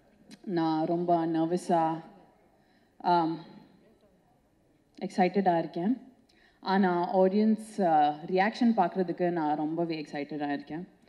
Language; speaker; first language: Tamil; non-native, local second language; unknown